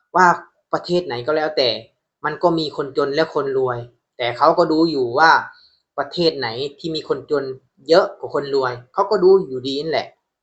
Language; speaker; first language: Thai; native; Thai